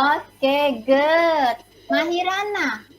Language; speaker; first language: English; non-native, learner; Indonesian